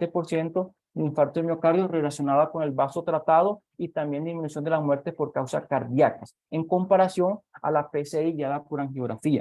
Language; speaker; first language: Spanish; native; Spanish